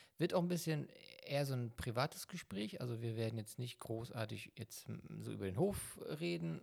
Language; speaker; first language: German; native; German